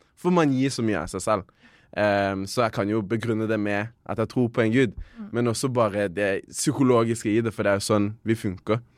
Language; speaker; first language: Norwegian; native; Norwegian